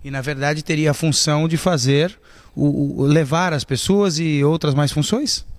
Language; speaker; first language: Portuguese; native; Portuguese